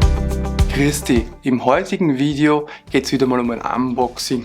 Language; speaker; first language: German; native; German